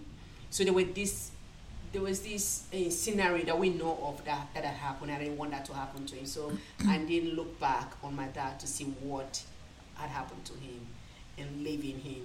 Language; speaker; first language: English; non-native, local second language; Krio